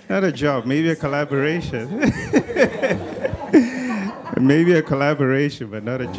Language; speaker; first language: English; non-native, local second language; Tswana